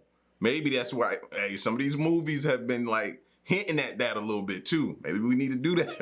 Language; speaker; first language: English; native; English